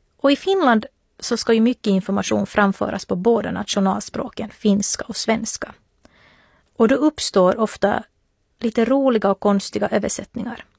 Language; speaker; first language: Swedish; native; Swedish